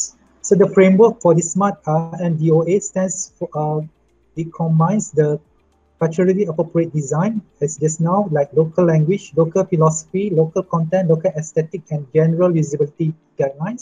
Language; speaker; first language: English; non-native, local second language; Malay